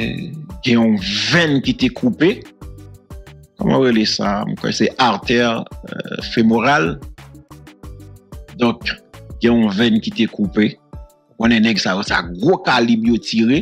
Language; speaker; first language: French; non-native, local second language; Haitian Creole